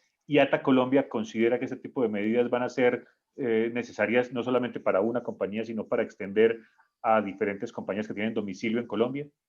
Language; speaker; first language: Spanish; native; Spanish